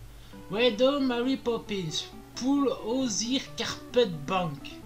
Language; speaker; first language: English; non-native, learner; French